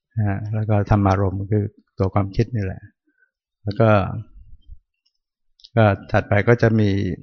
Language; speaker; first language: Thai; native; Thai